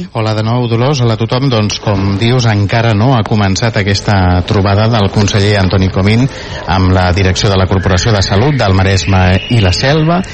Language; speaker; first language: Catalan; native; Catalan